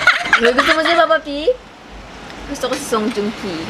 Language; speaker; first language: Korean; non-native, learner; Filipino